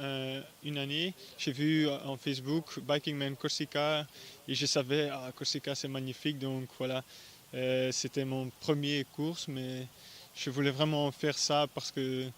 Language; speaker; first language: French; non-native, fluent; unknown